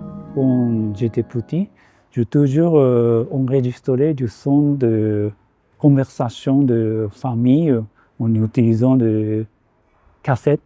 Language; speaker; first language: French; non-native, fluent; Japanese